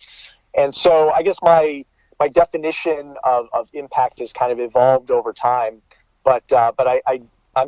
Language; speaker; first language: English; native; English